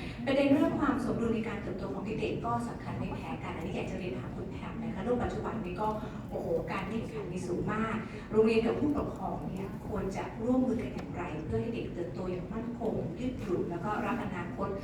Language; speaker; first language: Thai; native; Thai